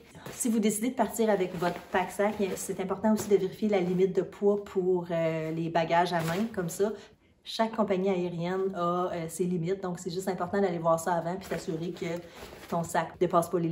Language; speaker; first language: French; native; French